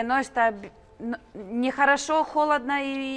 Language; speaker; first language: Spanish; non-native, learner; Russian